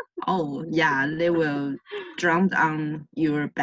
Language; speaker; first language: English; non-native, learner; Chinese